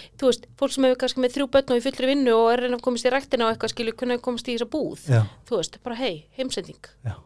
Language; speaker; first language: Icelandic; native; Icelandic